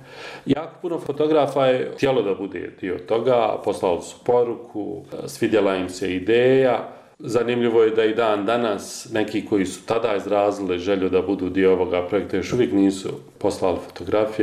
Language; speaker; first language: Croatian; native; Croatian